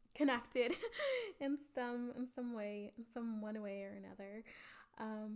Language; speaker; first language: English; early bilingual, other home language; Spanish